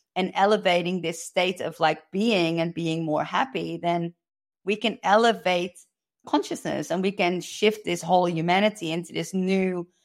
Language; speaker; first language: English; non-native, fluent; Dutch